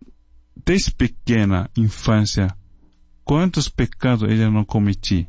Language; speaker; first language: Portuguese; non-native, fluent; Chinese